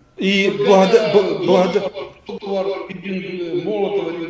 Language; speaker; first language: Russian; native; Russian